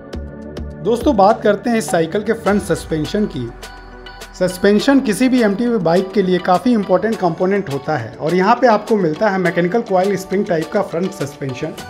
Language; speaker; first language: Hindi; native; Hindi